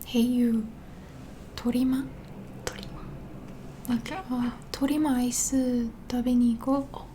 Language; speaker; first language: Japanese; non-native, learner; English